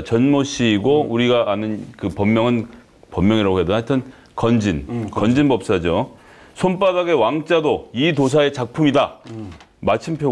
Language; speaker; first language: Korean; native; Korean